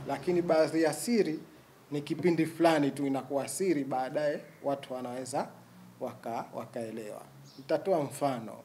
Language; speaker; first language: Swahili; native; Swahili